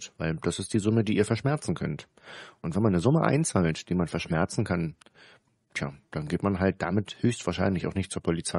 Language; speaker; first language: German; native; German